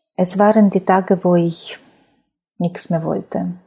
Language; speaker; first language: German; non-native, fluent; Ukrainian